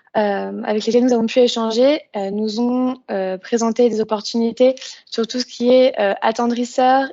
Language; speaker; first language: French; native; French